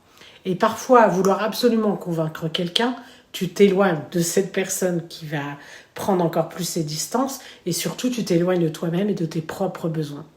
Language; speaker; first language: French; native; French